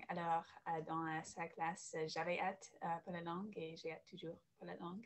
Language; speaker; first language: French; non-native, learner; English